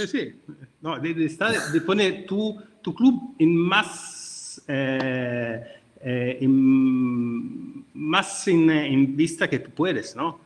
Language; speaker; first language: Spanish; non-native, learner; Italian